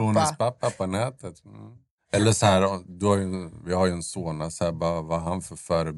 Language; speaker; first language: Swedish; native; Swedish